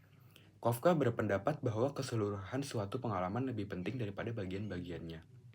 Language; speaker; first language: Indonesian; native; Indonesian